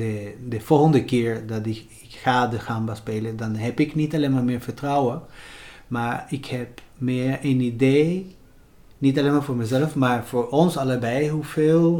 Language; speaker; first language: Dutch; non-native, fluent; Spanish